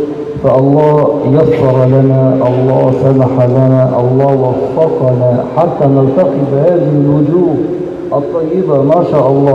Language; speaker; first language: Arabic; native; Arabic